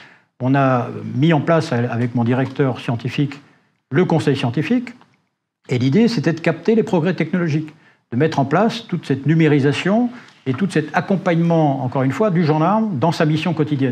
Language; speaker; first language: French; native; French